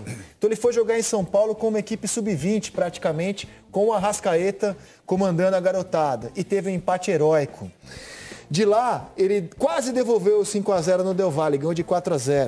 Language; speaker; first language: Portuguese; native; Portuguese